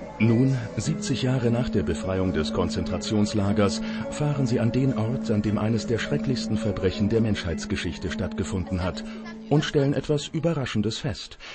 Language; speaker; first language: German; native; German